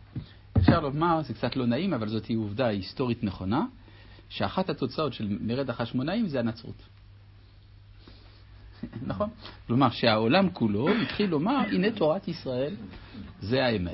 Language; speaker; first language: Hebrew; native; Hebrew